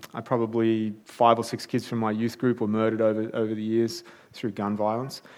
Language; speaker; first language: English; native; English